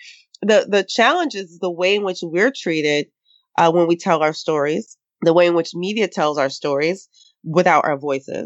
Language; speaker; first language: English; native; English